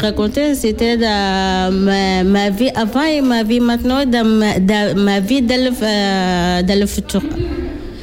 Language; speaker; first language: French; non-native, learner; Arabic